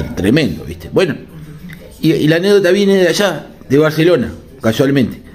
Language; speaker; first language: Spanish; native; Spanish